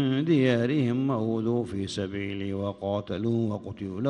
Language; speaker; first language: Arabic; native; Arabic